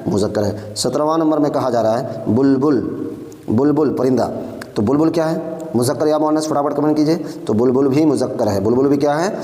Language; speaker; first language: Urdu; native; Urdu